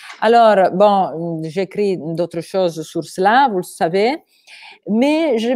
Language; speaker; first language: French; non-native, fluent; Italian